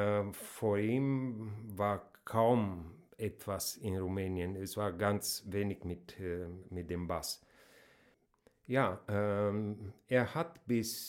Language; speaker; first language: German; non-native, fluent; Romanian